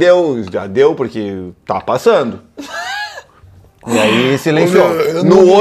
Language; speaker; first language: Portuguese; native; Portuguese